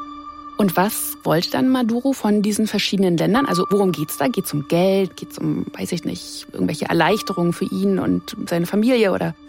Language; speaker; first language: German; native; German